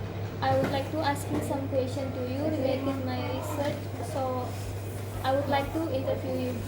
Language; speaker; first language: English; non-native, learner; Indonesian